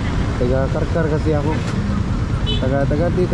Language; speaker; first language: Filipino; non-native, local second language; Cebuano